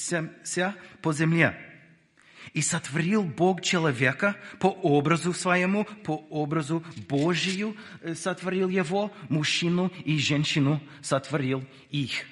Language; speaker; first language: Russian; non-native, fluent; English